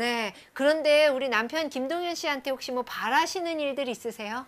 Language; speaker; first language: Korean; native; Korean